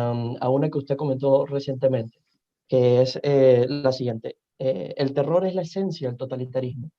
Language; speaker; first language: Spanish; native; Spanish